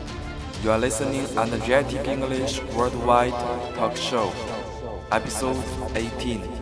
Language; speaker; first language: English; non-native, learner; Chinese